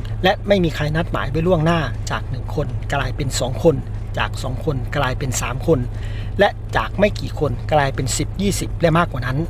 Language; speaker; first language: Thai; native; Thai